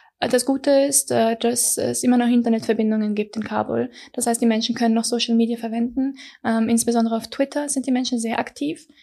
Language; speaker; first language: German; early bilingual, other home language; Persian